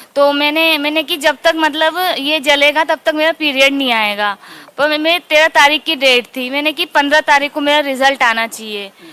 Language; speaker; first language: Hindi; native; Hindi